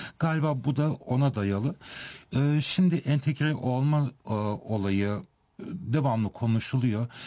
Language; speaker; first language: Turkish; early bilingual, heritage; Turkish